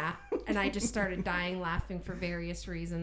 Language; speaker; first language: English; native; English